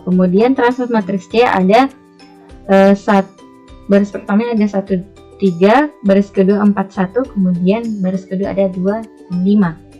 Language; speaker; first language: Indonesian; native; Indonesian